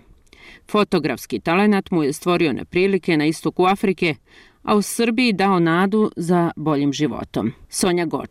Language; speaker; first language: Croatian; native; Croatian